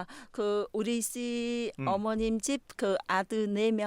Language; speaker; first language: Korean; non-native, learner; Vietnamese